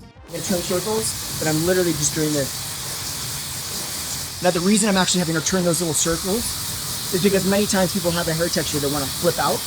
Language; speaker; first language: English; native; English